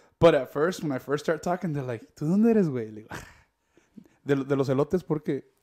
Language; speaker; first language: Spanish; early bilingual, heritage; Spanish